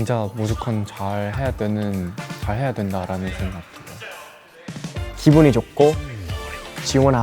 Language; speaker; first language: Korean; non-native, learner; English